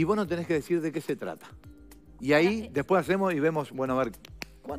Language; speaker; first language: Spanish; native; Spanish